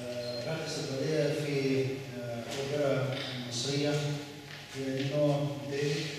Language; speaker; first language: Arabic; non-native, learner; Russian